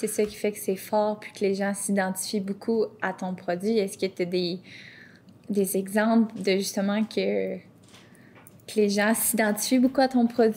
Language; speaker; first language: French; native; French